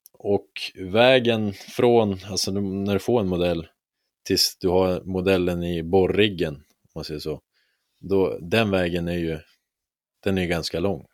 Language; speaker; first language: Swedish; native; Swedish